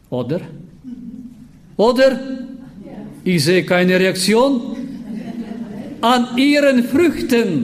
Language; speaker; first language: German; non-native, fluent; Bulgarian